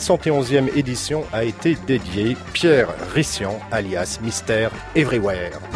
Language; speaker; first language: French; native; French